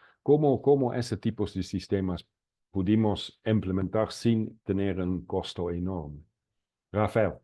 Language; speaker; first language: Spanish; non-native, fluent; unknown